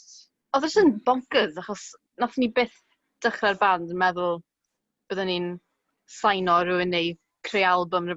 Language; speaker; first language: Welsh; native; Welsh